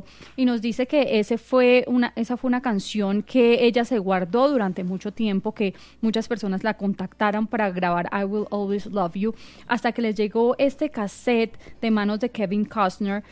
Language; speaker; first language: Spanish; native; Spanish